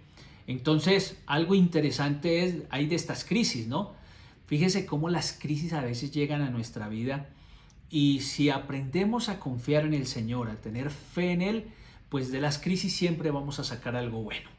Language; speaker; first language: Spanish; native; Spanish